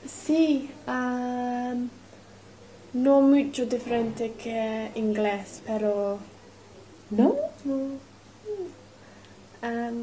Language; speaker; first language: Spanish; non-native, learner; English